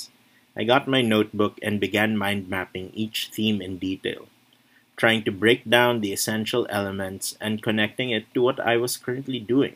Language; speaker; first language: English; non-native, local second language; Filipino